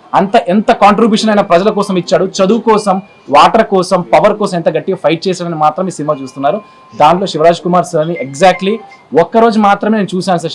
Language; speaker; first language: Telugu; native; Telugu